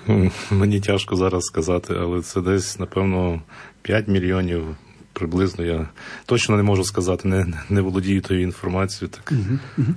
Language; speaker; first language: Slovak; non-native, learner; Ukrainian